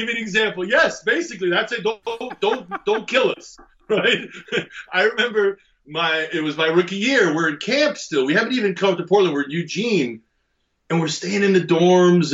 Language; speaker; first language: English; native; English